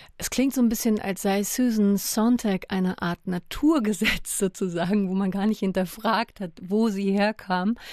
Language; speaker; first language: German; native; German